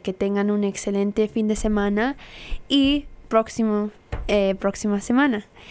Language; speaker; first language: Spanish; early bilingual, heritage; Spanish